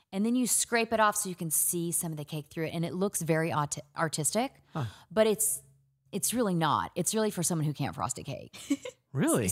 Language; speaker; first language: English; native; English